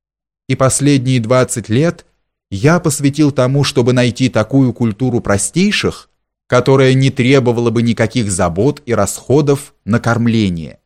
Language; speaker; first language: Russian; native; Russian